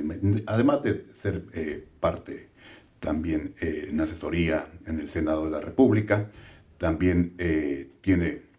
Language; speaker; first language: Spanish; native; Spanish